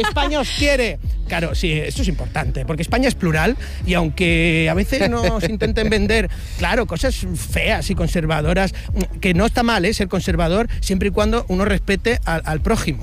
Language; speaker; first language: Spanish; native; Spanish